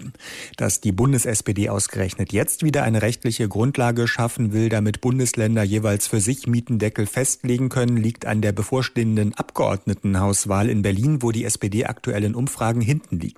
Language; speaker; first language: German; native; German